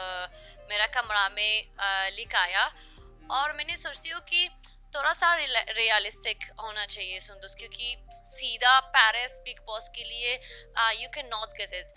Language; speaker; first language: Hindi; non-native, learner; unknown